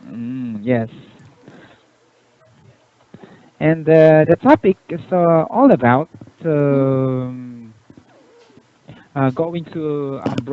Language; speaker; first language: English; non-native, local second language; Filipino